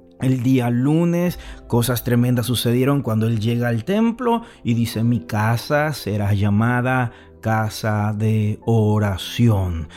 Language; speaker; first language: Spanish; native; Spanish